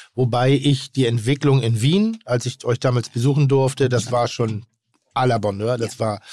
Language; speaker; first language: German; native; German